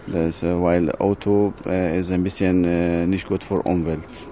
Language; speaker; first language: German; non-native, learner; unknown